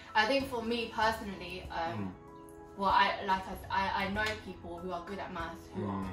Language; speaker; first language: English; non-native, fluent; Vietnamese